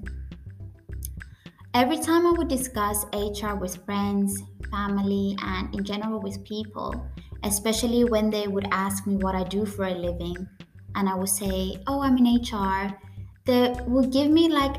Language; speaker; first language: English; non-native, fluent; Greek